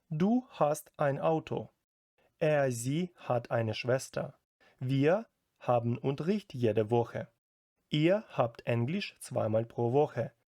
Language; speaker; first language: German; non-native, fluent; Ukrainian